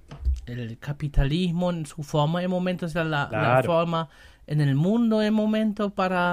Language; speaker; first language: Spanish; non-native, fluent; German